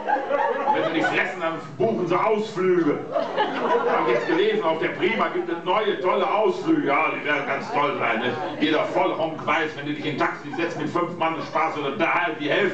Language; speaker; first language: German; native; German